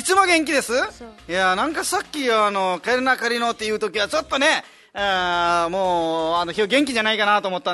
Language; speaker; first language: Japanese; native; Japanese